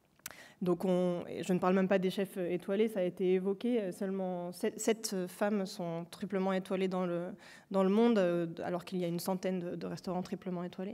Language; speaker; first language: French; native; French